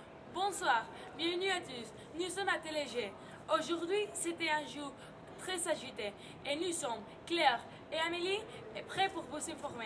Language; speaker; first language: French; non-native, learner; Spanish